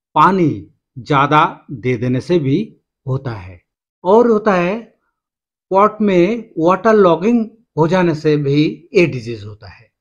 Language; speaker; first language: Hindi; non-native, local second language; Bangla